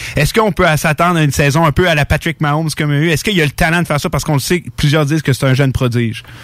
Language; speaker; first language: French; native; French